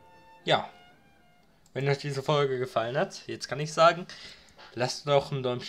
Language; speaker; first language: German; native; German